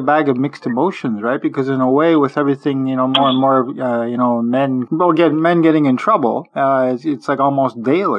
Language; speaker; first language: English; native; English